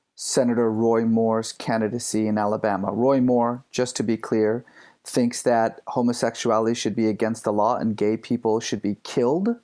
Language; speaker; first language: English; early bilingual, other home language; Persian